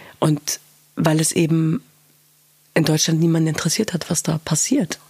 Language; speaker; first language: German; early bilingual, other home language; Kurdish